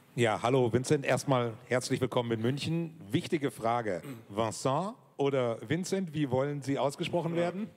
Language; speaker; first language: German; native; German